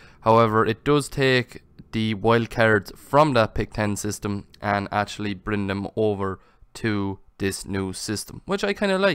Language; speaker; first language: English; native; English